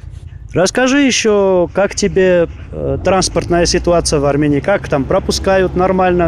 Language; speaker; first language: Russian; native; Russian